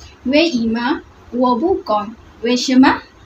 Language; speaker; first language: Chinese; non-native, learner; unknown